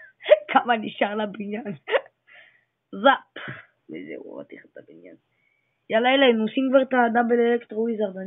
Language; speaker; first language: Hebrew; native; Hebrew